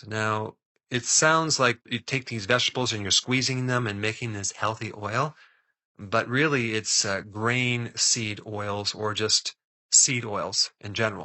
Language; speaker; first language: English; native; English